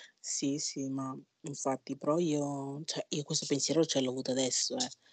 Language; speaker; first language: Italian; early bilingual, other home language; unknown